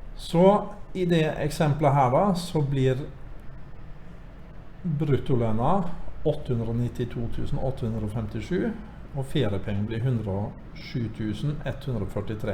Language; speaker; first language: Norwegian; native; Norwegian